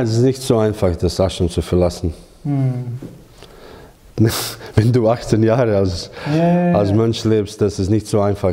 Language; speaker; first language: German; non-native, learner; Croatian